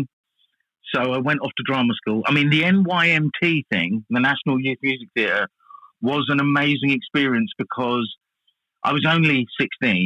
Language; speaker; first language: English; native; English